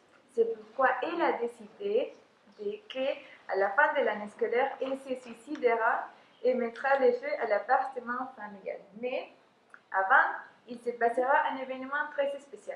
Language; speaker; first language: French; non-native, fluent; Spanish